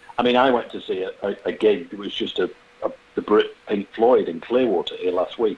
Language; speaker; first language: English; native; English